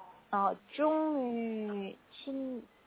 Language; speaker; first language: Chinese; non-native, learner; Korean